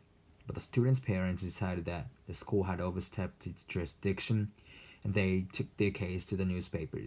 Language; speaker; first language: English; non-native, fluent; Japanese